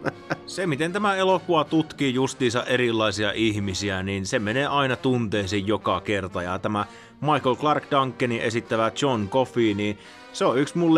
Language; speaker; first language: Finnish; native; Finnish